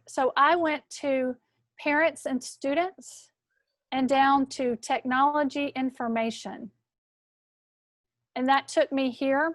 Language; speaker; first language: English; native; English